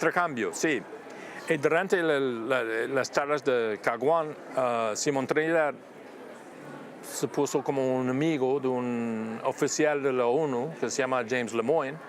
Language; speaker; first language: Spanish; non-native, fluent; English